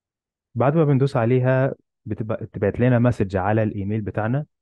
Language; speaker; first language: Arabic; native; Arabic